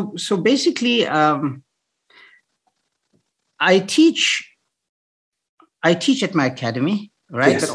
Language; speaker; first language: English; native; English